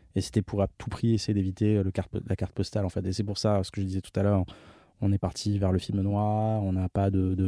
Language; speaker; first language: French; native; French